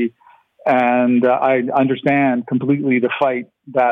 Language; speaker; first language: English; non-native, fluent; Ukrainian